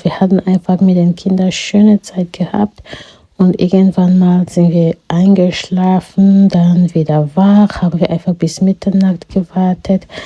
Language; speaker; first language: German; non-native, fluent; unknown